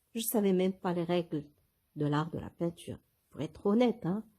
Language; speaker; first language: French; non-native, local second language; Arabic